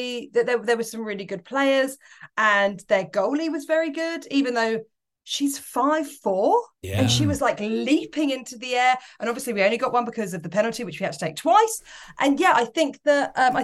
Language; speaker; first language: English; native; English